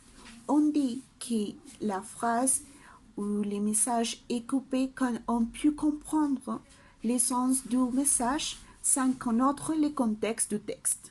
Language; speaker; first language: French; non-native, learner; Spanish